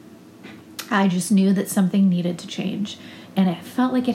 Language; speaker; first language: English; native; English